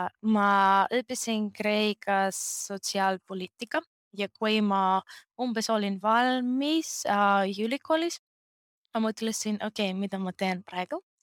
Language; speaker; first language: Estonian; non-native, learner; Greek